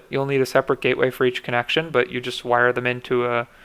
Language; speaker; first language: English; native; English